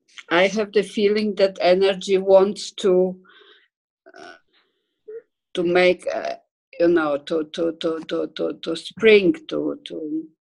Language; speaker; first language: English; non-native, fluent; Polish